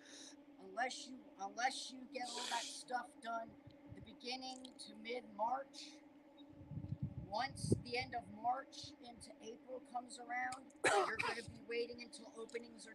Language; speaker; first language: English; native; English